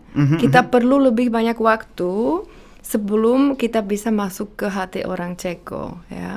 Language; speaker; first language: Indonesian; non-native, fluent; Czech